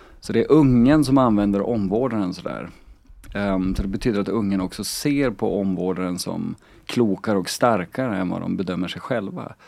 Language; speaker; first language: Swedish; native; Swedish